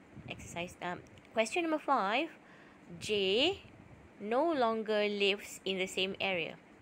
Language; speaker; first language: English; non-native, local second language; Malay